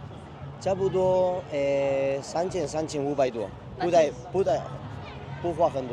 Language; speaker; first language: Chinese; non-native, learner; Spanish